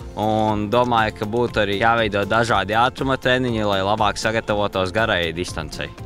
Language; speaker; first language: Latvian; native; Latvian